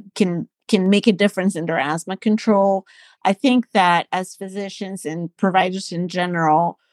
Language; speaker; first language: English; non-native, fluent; Spanish